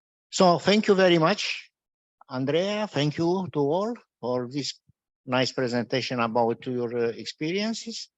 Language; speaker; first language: English; non-native, fluent; Romanian